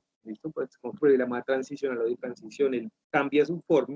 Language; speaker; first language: Spanish; native; Spanish